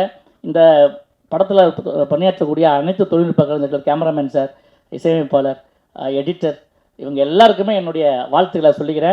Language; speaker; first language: Tamil; native; Tamil